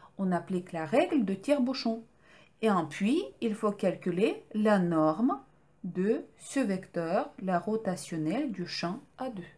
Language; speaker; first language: French; non-native, fluent; Ukrainian